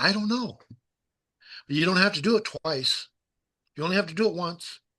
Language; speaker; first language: English; native; English